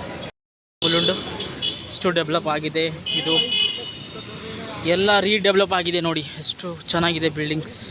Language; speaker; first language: Kannada; early bilingual, heritage; Kannada